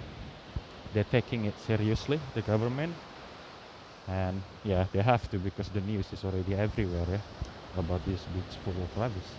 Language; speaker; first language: English; non-native, learner; Indonesian